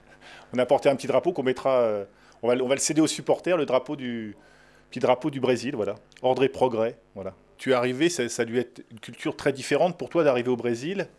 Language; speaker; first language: French; native; French